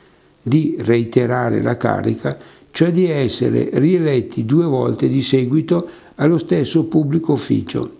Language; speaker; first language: Italian; native; Italian